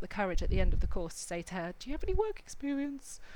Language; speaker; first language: English; native; English